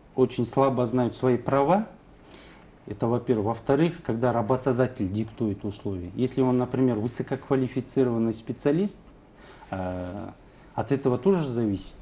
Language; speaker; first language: Russian; non-native, local second language; Kazakh